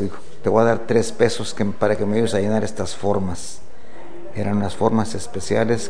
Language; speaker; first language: Spanish; native; Spanish